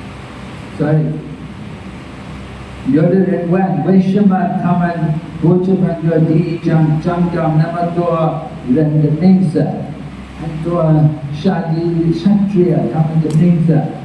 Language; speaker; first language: Chinese; non-native, fluent; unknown